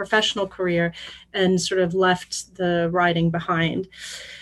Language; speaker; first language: English; native; English